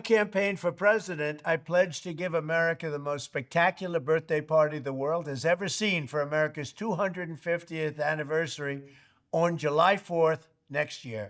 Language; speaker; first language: English; native; English